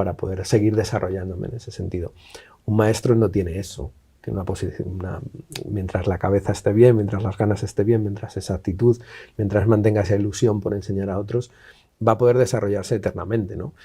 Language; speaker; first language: Spanish; native; Spanish